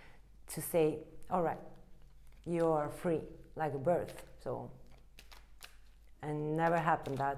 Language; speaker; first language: English; non-native, fluent; Italian